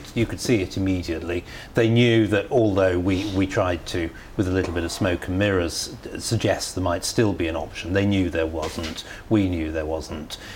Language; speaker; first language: English; native; English